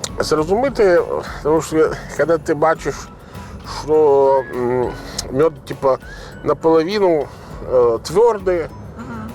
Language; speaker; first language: Ukrainian; non-native, learner; Italian